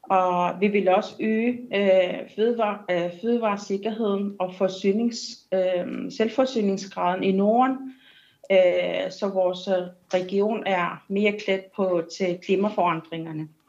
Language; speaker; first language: Danish; non-native, local second language; Kalaallisut